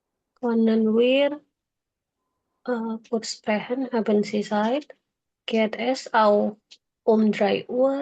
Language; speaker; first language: German; non-native, learner; Indonesian